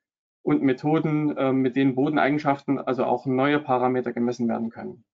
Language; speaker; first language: German; native; German